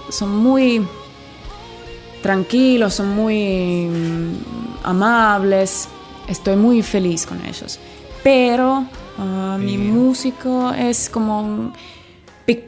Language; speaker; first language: Spanish; non-native, learner; Finnish